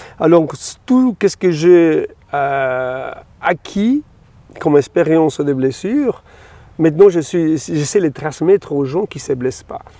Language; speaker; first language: French; non-native, fluent; Spanish